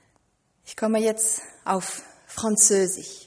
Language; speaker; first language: German; non-native, fluent; French